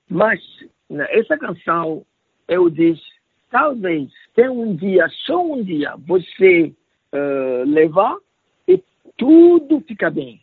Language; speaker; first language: Portuguese; non-native, learner; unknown